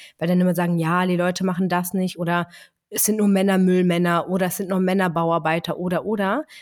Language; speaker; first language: German; early bilingual, other home language; Greek